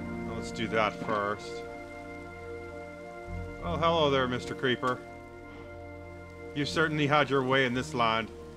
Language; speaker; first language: English; native; English